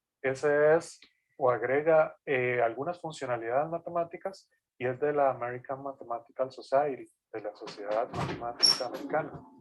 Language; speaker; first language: Spanish; native; Spanish